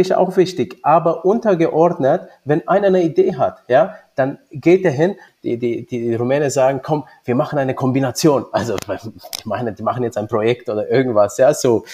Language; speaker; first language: German; early bilingual, other home language; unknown